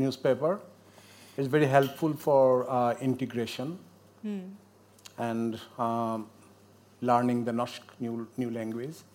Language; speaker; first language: English; non-native, learner; Bangla